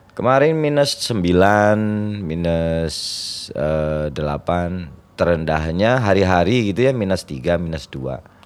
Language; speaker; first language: Indonesian; non-native, local second language; Javanese